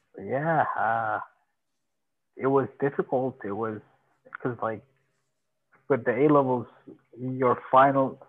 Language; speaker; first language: English; non-native, fluent; Persian